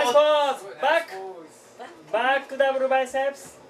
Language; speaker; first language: Japanese; native; Japanese